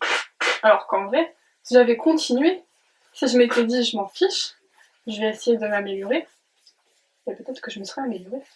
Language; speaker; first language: French; native; French